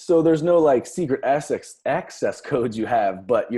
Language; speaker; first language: English; native; English